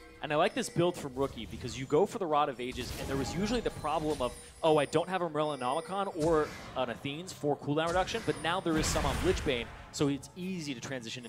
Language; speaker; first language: English; native; English